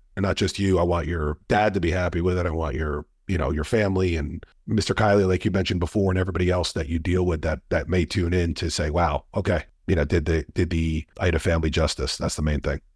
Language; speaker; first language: English; native; English